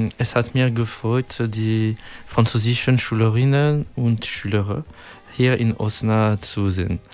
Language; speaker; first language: German; non-native, learner; French